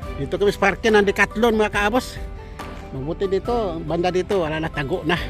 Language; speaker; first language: Filipino; non-native, local second language; Cebuano